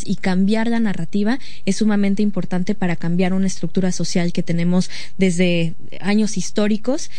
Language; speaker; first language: Spanish; native; Spanish